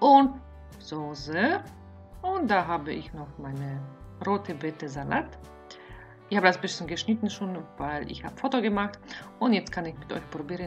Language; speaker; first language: German; non-native, fluent; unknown